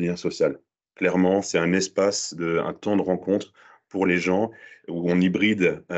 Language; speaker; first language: French; native; French